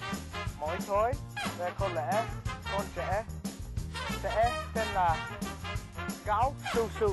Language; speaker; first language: Vietnamese; non-native, learner; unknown